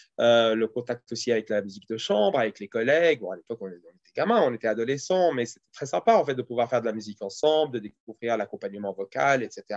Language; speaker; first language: French; early bilingual, other home language; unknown